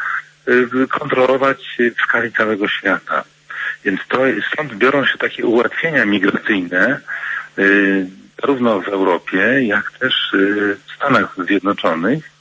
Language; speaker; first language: Polish; native; Polish